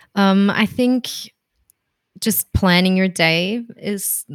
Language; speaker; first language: English; non-native, fluent; German